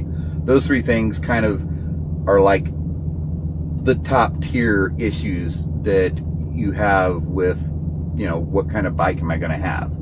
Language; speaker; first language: English; native; English